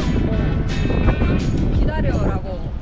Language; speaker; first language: Korean; non-native, learner; Japanese